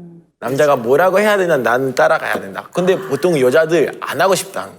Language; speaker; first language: Korean; non-native, learner; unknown